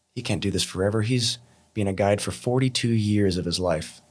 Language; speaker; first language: English; native; English